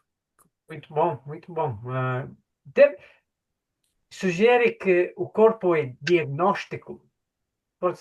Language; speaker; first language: Portuguese; non-native, fluent; English